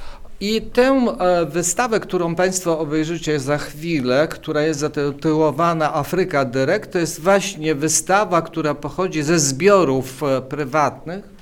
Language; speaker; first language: Polish; non-native, learner; Ukrainian